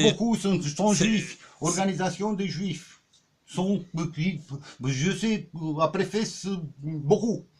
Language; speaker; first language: French; non-native, learner; Romanian